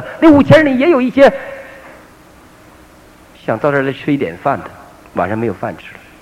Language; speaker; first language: Chinese; native; Chinese